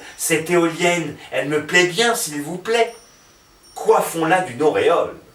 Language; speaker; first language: French; native; French